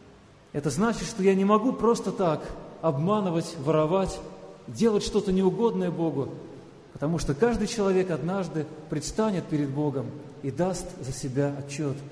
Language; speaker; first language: Russian; native; Russian